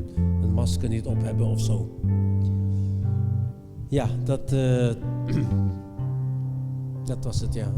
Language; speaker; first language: Dutch; non-native, fluent; Indonesian